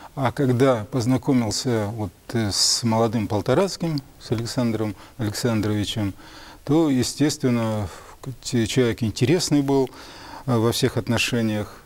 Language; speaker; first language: Russian; native; Russian